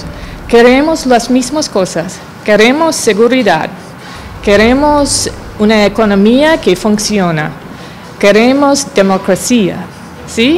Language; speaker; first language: Spanish; non-native, fluent; English